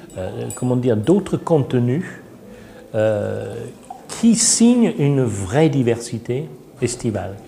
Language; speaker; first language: French; non-native, fluent; English